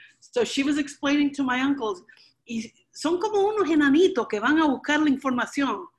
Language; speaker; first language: Spanish; early bilingual, heritage; Spanish